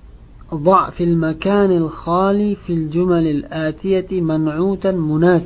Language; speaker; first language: Arabic; non-native, fluent; Uzbek